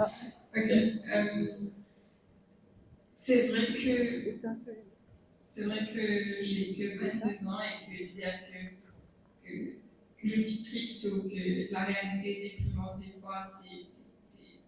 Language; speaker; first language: French; non-native, local second language; Morisyen